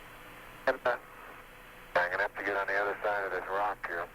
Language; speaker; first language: English; native; English